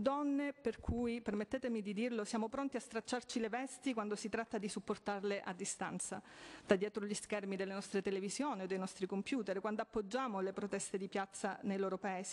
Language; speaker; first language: Italian; native; Italian